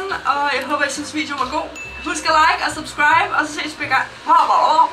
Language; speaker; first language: Danish; native; Danish